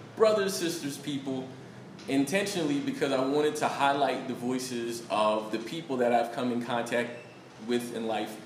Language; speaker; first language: English; native; English